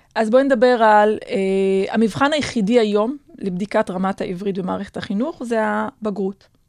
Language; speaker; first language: Hebrew; non-native, local second language; Adyghe